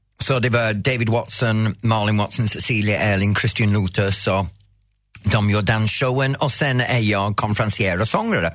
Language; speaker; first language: Swedish; non-native, fluent; English